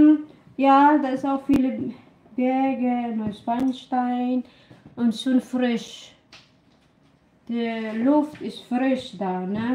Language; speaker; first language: German; non-native, learner; Filipino